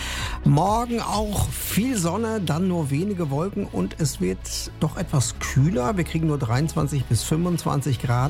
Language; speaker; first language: German; native; German